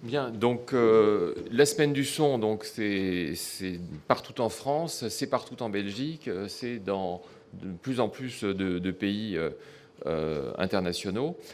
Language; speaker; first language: French; native; French